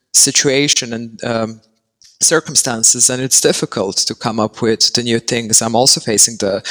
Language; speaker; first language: English; non-native, fluent; Serbian